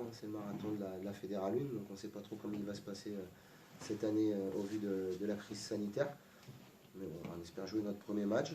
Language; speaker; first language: French; native; French